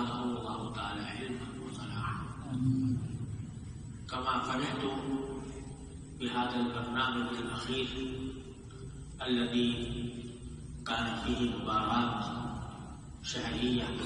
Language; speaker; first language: Arabic; non-native, fluent; Urdu